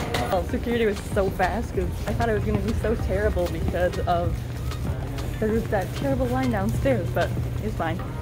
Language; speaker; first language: English; native; English